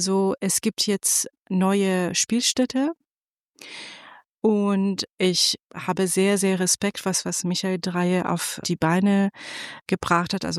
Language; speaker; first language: German; non-native, fluent; Persian